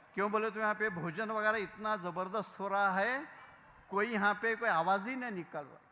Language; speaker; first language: Hindi; non-native, local second language; Marathi